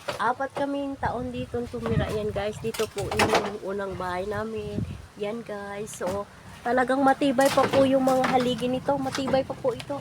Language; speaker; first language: Filipino; non-native, local second language; Hiligaynon